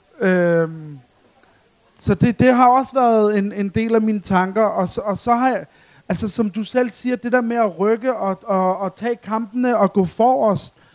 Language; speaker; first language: Danish; early bilingual, other home language; Arabic